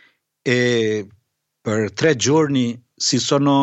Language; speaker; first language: Italian; non-native, fluent; Albanian